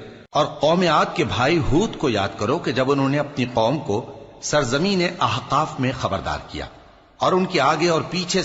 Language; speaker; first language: Urdu; native; Urdu